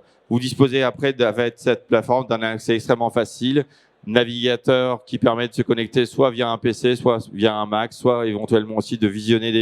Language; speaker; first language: French; native; French